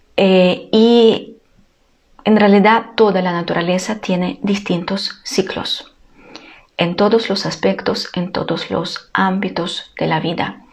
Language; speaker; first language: Spanish; non-native, fluent; Ukrainian